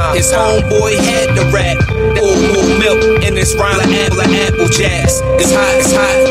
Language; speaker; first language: English; native; English